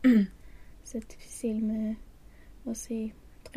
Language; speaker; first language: French; non-native, learner; Swedish